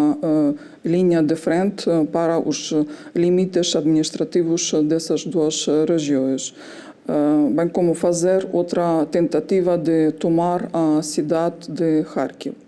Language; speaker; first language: Portuguese; non-native, fluent; Ukrainian